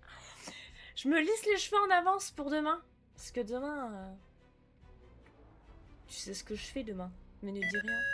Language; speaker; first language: French; native; French